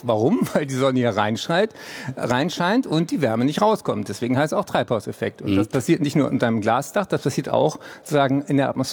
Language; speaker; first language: German; native; German